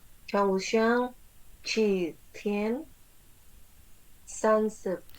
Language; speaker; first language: Chinese; non-native, learner; Indonesian